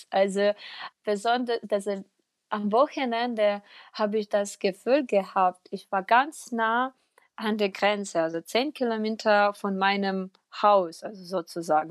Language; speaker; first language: German; non-native, fluent; Ukrainian